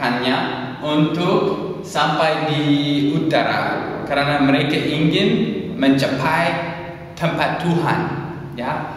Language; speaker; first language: Indonesian; non-native, learner; English